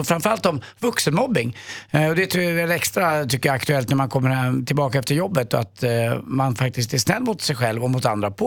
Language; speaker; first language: Swedish; native; Swedish